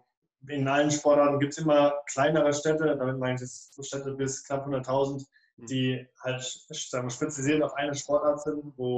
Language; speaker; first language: German; native; German